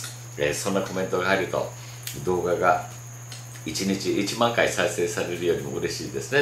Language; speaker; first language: Japanese; native; Japanese